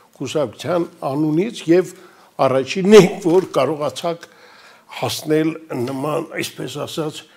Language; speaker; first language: Armenian; native; Armenian